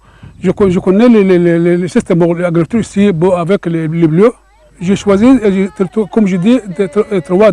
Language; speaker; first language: French; non-native, learner; Arabic